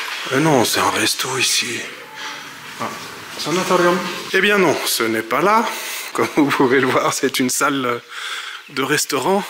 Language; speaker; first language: French; native; French